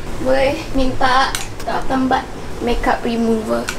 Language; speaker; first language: Indonesian; non-native, learner; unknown